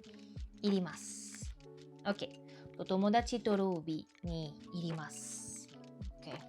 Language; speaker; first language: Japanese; non-native, learner; French